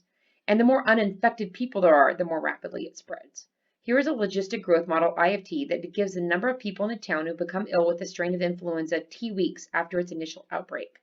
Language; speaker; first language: English; native; English